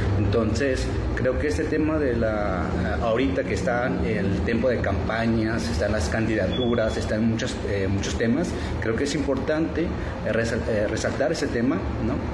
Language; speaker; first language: Spanish; non-native, local second language; Nahuatl languages